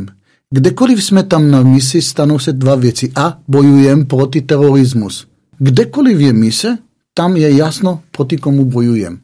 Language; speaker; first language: Czech; non-native, fluent; Hebrew